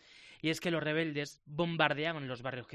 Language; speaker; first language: Spanish; native; Spanish